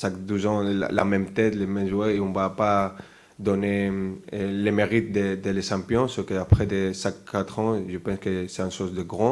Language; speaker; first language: French; non-native, fluent; Spanish